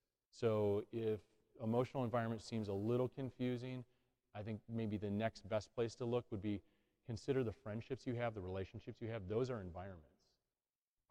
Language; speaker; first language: English; native; English